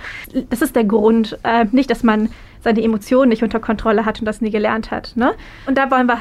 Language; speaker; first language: German; native; German